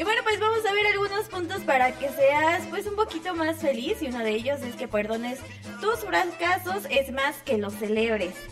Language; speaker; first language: Spanish; native; Spanish